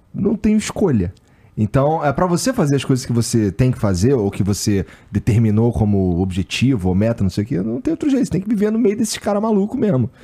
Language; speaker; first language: Portuguese; native; Portuguese